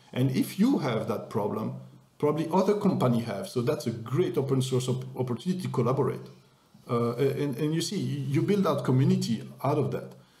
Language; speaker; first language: English; non-native, fluent; French